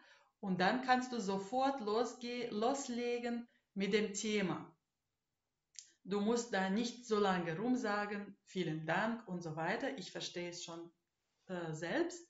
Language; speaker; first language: German; non-native, fluent; Russian